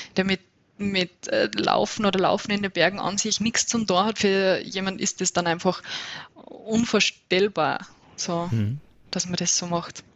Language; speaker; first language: German; native; German